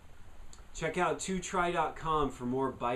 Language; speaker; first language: English; native; English